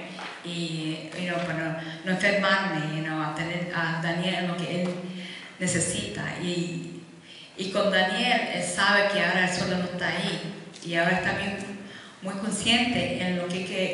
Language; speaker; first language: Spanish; early bilingual, heritage; Spanish